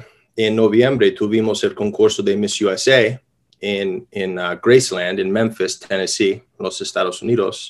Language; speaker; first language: Spanish; non-native, fluent; English